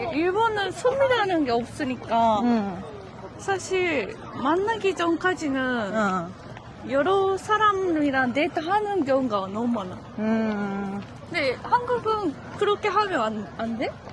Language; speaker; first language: Korean; non-native, fluent; Japanese